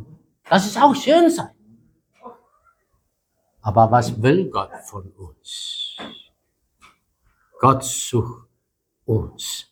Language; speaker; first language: German; non-native, fluent; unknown